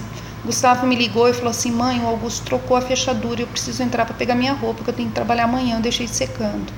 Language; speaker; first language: Portuguese; native; Portuguese